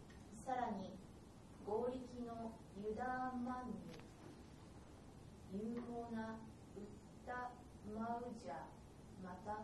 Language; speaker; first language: Japanese; native; Japanese